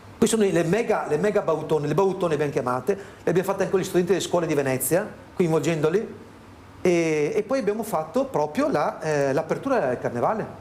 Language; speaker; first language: Italian; native; Italian